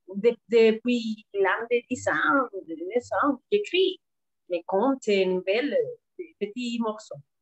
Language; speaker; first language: French; non-native, learner; Spanish